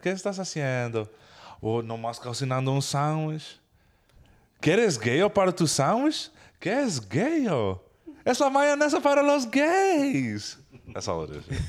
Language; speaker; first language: Spanish; non-native, learner; English